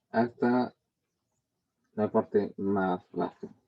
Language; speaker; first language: Spanish; native; Spanish